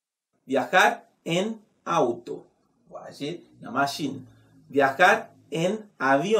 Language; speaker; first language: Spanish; non-native, fluent; Haitian Creole